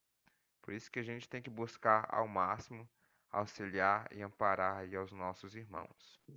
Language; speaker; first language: Portuguese; native; Portuguese